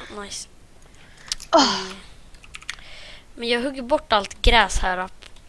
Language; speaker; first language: Swedish; native; Swedish